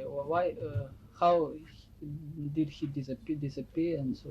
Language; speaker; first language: English; non-native, fluent; Russian